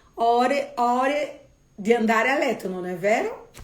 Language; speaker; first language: Italian; non-native, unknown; Portuguese